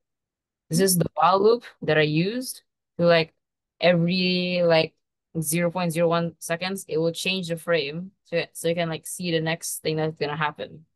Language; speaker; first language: English; non-native, fluent; Indonesian